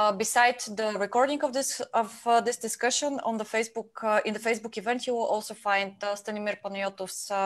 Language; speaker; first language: English; non-native, fluent; Bulgarian